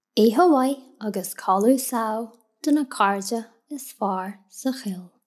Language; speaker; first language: Irish; native; Irish